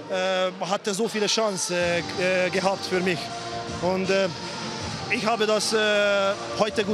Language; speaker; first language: German; non-native, fluent; Hungarian